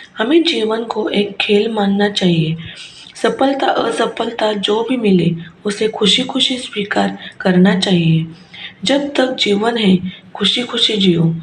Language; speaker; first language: Hindi; non-native, local second language; Marathi